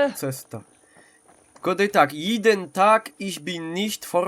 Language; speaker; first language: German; non-native, learner; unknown